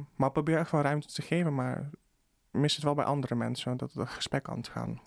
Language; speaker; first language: Dutch; early bilingual, other home language; Russian